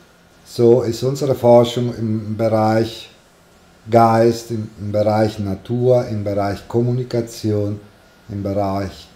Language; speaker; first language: German; non-native, fluent; Italian